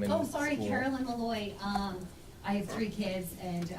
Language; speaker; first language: English; native; English